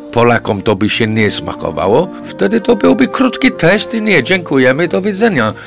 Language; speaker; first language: Polish; non-native, fluent; English